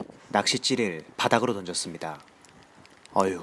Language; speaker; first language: Korean; native; Korean